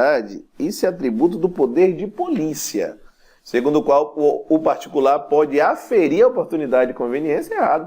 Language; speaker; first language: Portuguese; native; Portuguese